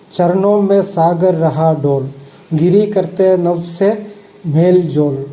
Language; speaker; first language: Hindi; non-native, local second language; Malayalam